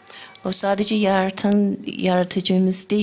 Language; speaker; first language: Turkish; non-native, fluent; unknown